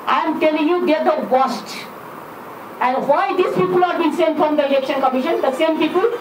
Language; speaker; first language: English; non-native, local second language; Bangla